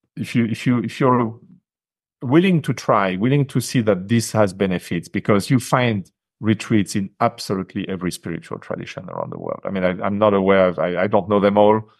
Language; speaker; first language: English; non-native, fluent; French